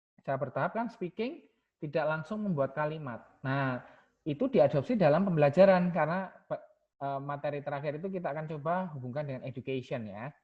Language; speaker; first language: Indonesian; non-native, local second language; Javanese